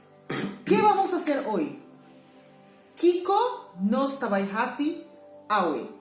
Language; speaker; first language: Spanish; non-native, fluent; Papiamento